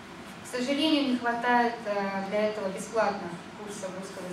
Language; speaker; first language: Russian; native; Russian